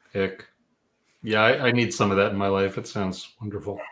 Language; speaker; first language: English; native; English